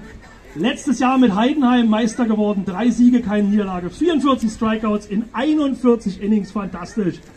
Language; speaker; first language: German; native; German